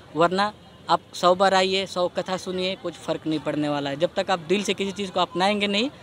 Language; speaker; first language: Hindi; native; Hindi